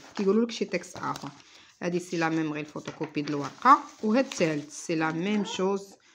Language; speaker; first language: French; non-native, local second language; Arabic